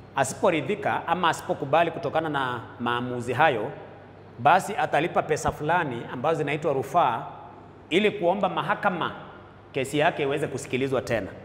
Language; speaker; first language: Swahili; non-native, local second language; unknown